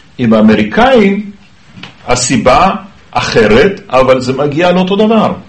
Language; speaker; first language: Hebrew; native; Hebrew